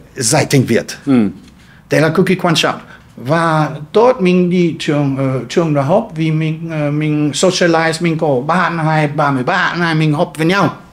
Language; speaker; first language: Vietnamese; non-native, fluent; German